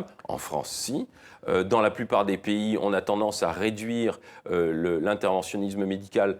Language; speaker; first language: French; native; French